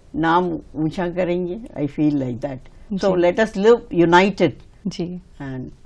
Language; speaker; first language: Hindi; non-native, local second language; Tamil